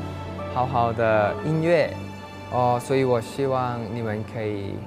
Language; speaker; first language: Chinese; non-native, fluent; Thai